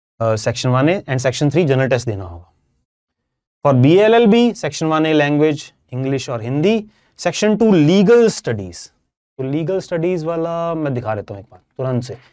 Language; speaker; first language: Hindi; non-native, local second language; Punjabi